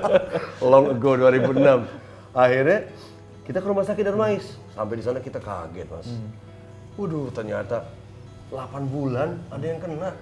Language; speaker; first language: Indonesian; native; Indonesian